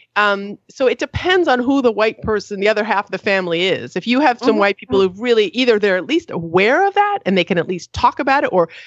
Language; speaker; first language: English; native; English